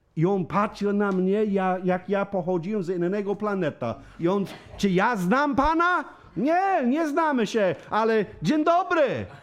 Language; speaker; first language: Polish; non-native, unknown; English